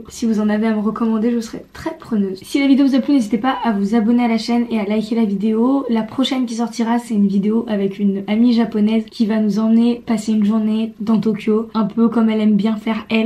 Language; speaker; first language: French; native; French